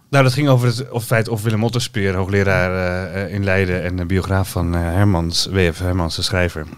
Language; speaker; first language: Dutch; non-native, fluent; Turkish